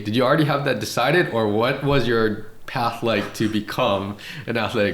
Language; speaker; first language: English; native; English